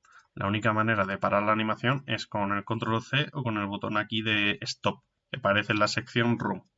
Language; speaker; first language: Spanish; native; Spanish